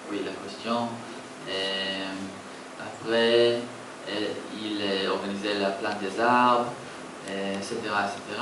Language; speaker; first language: French; non-native, learner; Hebrew